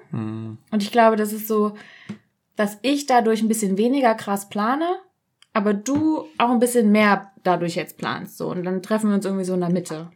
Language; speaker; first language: German; native; German